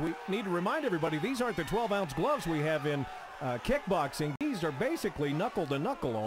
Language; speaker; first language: English; native; English